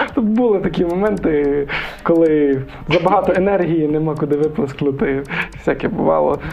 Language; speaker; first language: Ukrainian; native; Ukrainian